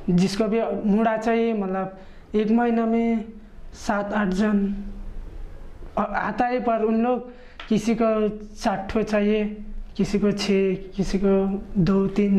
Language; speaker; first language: Hindi; non-native, local second language; Khasi